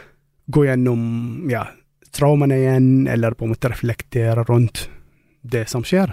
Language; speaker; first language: Norwegian; non-native, fluent; Arabic